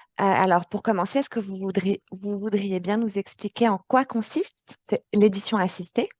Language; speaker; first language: French; native; French